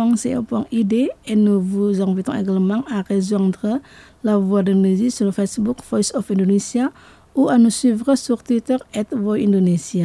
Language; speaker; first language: French; non-native, fluent; Indonesian